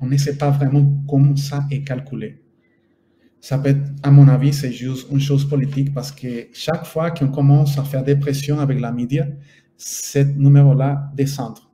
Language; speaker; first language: French; non-native, fluent; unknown